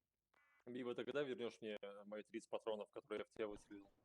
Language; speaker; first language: Russian; native; Russian